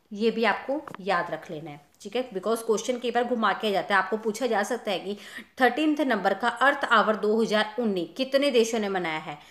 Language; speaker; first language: Hindi; non-native, local second language; Punjabi